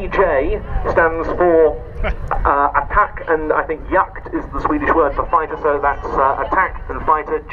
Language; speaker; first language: English; native; English